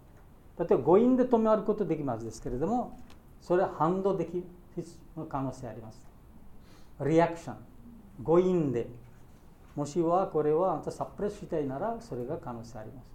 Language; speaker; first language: Japanese; non-native, learner; Bangla